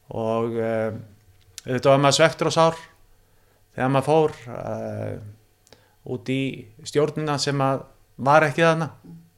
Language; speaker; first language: Icelandic; native; Icelandic